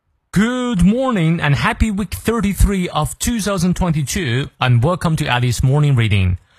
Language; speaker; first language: English; non-native, fluent; Chinese